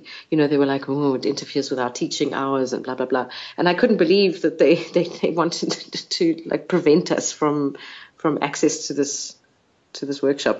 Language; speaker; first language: English; native; English